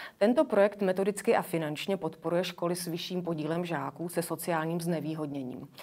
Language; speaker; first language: Czech; native; Czech